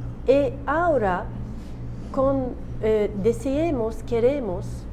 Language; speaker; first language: Spanish; non-native, learner; Turkish